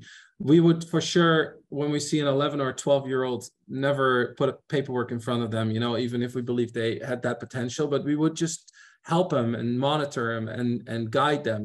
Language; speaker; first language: English; non-native, fluent; Dutch